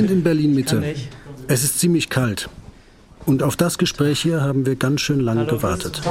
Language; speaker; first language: German; native; German